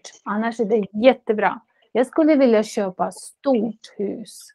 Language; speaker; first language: Swedish; non-native, fluent; Russian